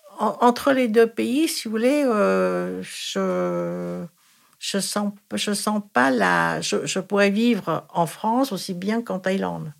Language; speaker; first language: French; non-native, fluent; Thai